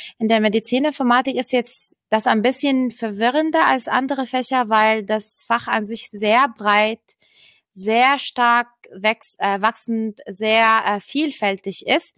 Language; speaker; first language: German; non-native, fluent; Arabic